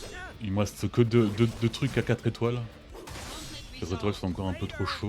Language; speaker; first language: French; native; French